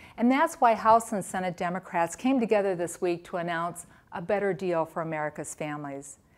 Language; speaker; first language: English; native; English